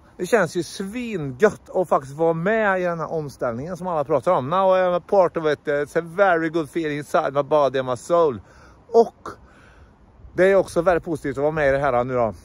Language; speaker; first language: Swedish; native; Swedish